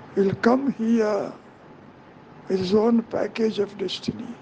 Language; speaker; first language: English; non-native, local second language; Telugu